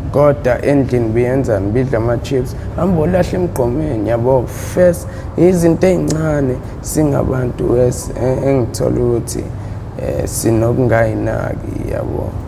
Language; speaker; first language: Zulu; native; Zulu